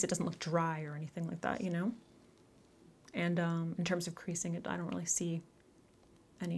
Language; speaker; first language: English; native; English